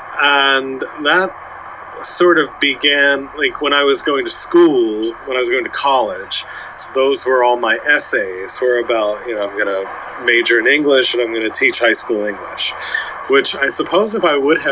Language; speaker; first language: English; native; English